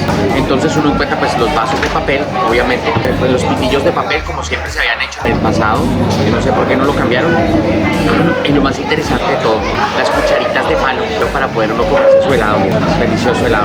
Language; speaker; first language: Spanish; native; Spanish